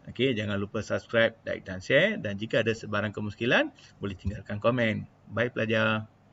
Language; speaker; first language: Malay; non-native, local second language; Tamil